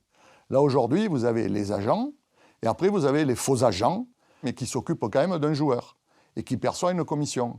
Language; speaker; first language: French; native; French